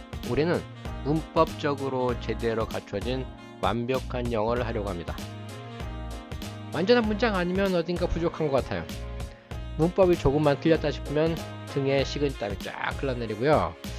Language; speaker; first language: Korean; native; Korean